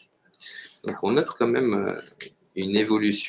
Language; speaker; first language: French; native; French